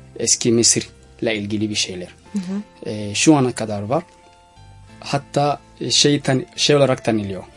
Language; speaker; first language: Turkish; non-native, fluent; Somali